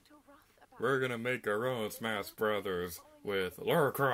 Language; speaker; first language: English; native; English